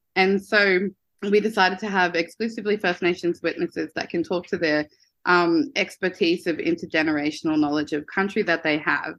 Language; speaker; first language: English; native; English